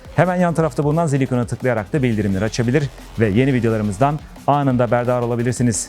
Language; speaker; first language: Turkish; native; Turkish